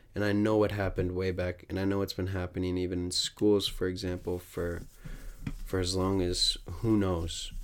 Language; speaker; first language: English; native; English